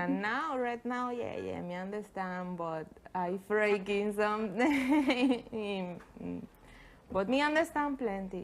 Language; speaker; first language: English; non-native, learner; Spanish